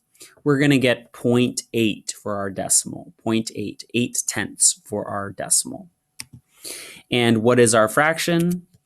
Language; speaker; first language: English; native; English